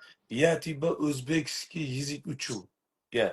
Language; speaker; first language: Russian; non-native, learner; Uzbek